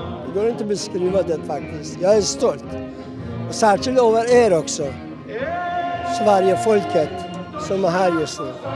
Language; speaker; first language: Swedish; non-native, fluent; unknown